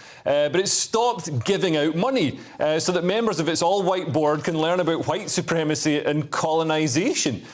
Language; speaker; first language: English; native; English